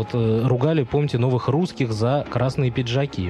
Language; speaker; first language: Russian; native; Russian